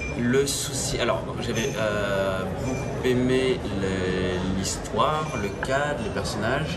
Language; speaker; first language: French; native; French